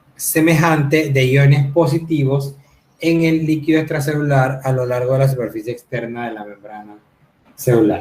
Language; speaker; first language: Spanish; native; Spanish